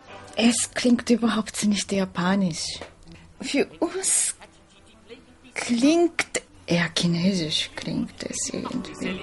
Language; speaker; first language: German; non-native, learner; Japanese